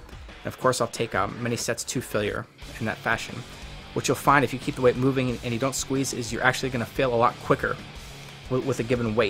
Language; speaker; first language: English; native; English